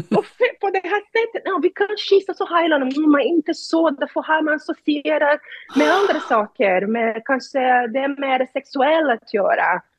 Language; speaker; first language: Swedish; non-native, learner; Portuguese